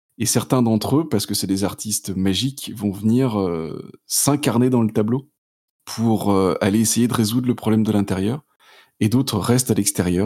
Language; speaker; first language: French; native; French